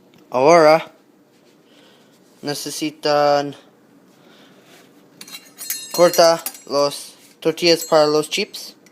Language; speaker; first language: Spanish; non-native, learner; English